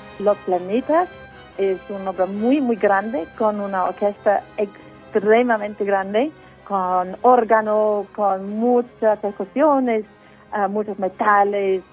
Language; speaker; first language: Spanish; non-native, fluent; English